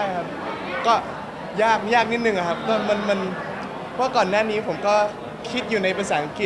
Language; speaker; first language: Thai; non-native, local second language; English